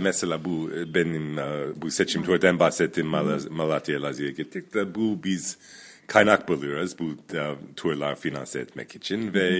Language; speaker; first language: Turkish; non-native, fluent; English